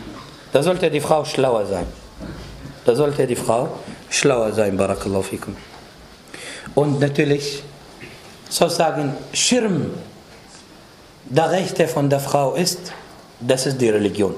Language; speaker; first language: German; non-native, fluent; Arabic